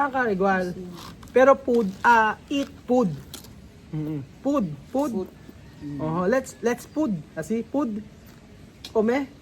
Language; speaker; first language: English; non-native, learner; Filipino